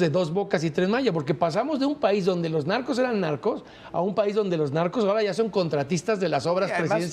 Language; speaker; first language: Spanish; native; Spanish